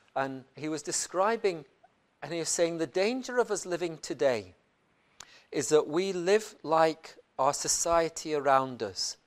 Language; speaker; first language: English; native; English